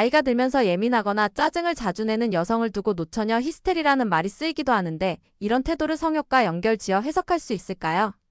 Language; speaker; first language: Korean; native; Korean